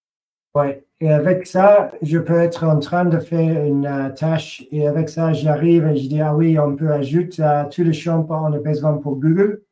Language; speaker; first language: French; non-native, learner; English